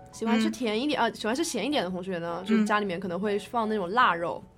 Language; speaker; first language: Chinese; native; Chinese